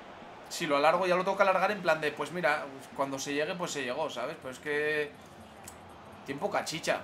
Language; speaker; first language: Spanish; native; Spanish